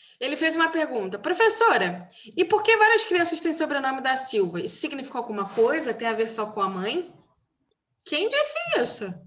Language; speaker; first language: Portuguese; native; Portuguese